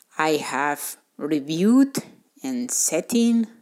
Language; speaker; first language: English; non-native, fluent; Spanish